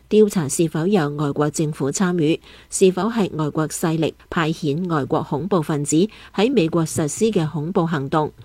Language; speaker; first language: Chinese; non-native, local second language; Cantonese